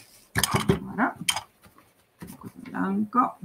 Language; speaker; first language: Spanish; non-native, learner; Italian